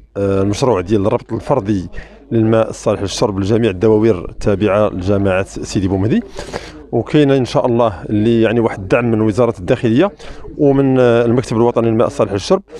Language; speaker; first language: Arabic; native; Arabic